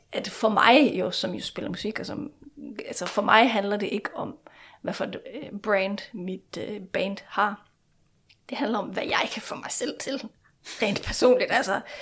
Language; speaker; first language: Danish; non-native, local second language; Faroese